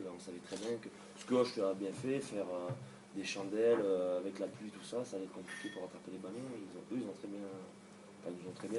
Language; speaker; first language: French; native; French